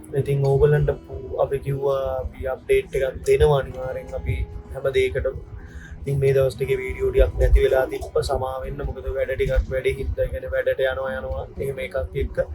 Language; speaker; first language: Sinhala; native; Sinhala